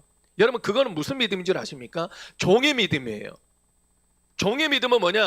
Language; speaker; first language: Korean; native; Korean